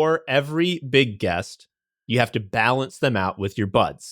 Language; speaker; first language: English; native; English